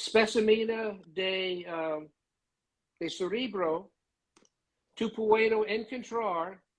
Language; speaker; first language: Spanish; non-native, learner; English